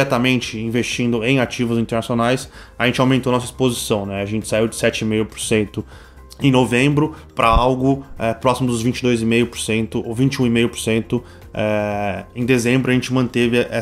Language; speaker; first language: Portuguese; native; Portuguese